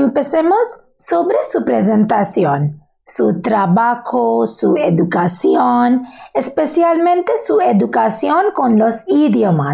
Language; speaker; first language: Spanish; non-native, learner; Bangla